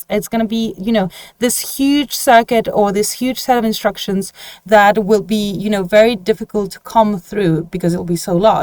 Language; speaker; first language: English; non-native, fluent; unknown